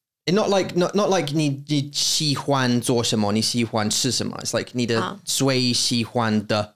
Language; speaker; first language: Chinese; non-native, learner; English